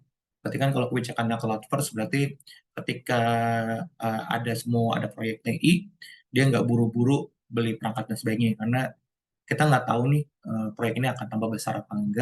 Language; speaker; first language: Indonesian; native; Indonesian